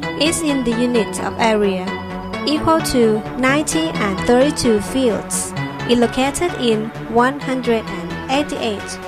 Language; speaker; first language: English; non-native, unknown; Thai